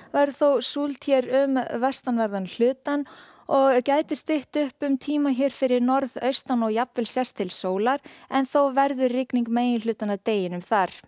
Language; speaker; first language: Icelandic; native; Icelandic